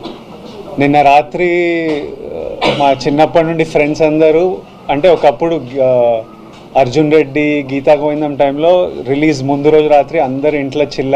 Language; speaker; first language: Telugu; native; Telugu